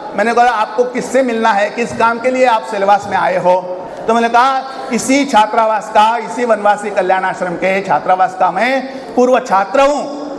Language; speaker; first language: Hindi; non-native, local second language; Marathi